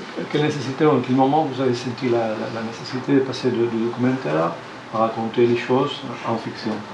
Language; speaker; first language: French; non-native, fluent; Spanish